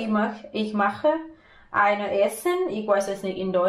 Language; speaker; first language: German; non-native, learner; Thai